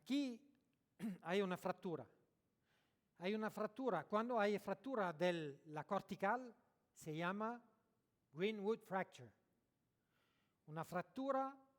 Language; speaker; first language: Spanish; non-native, learner; French